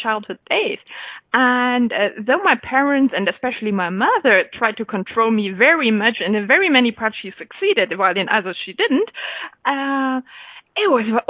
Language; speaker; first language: English; non-native, fluent; German